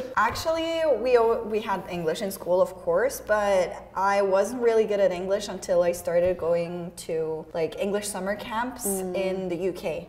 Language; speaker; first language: English; non-native, fluent; Serbian